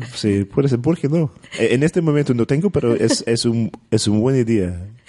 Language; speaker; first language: Spanish; non-native, learner; English